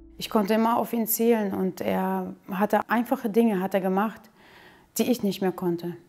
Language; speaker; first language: German; early bilingual, other home language; Russian